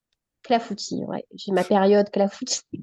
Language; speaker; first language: French; native; French